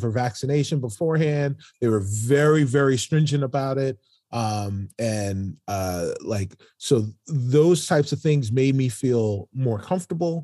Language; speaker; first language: English; native; English